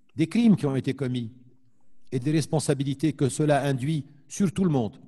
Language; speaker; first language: French; non-native, local second language; Arabic